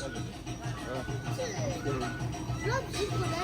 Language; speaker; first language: Japanese; early bilingual, other home language; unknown